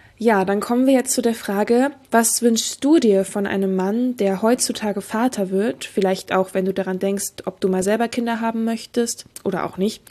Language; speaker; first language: German; native; German